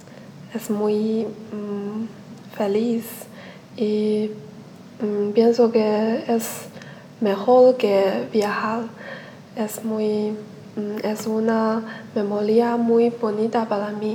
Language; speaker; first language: Spanish; non-native, learner; Chinese